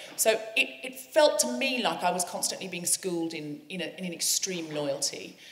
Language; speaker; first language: English; native; English